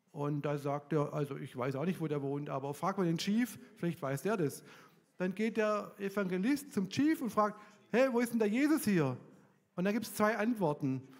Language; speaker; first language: German; native; German